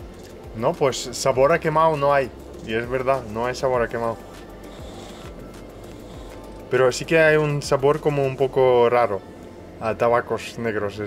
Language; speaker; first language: Spanish; native; Spanish